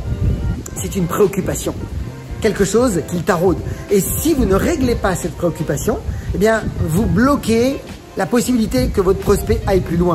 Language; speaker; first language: French; native; French